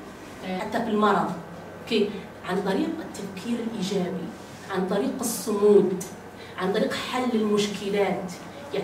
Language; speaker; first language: Arabic; native; Arabic